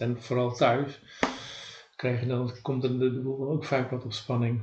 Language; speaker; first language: Dutch; native; Dutch